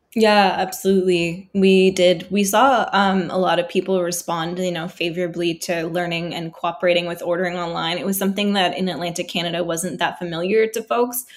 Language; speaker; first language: English; native; English